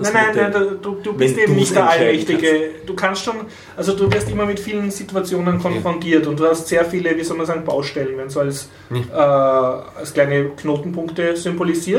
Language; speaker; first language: German; native; German